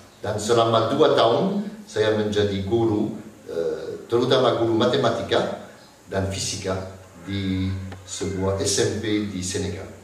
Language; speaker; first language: Indonesian; non-native, fluent; French